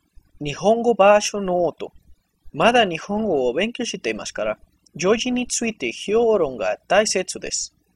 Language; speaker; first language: Japanese; non-native, learner; Spanish